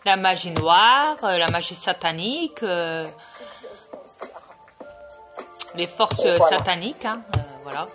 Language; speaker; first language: French; native; French